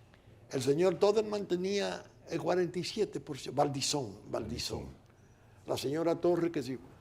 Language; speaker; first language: Spanish; native; Spanish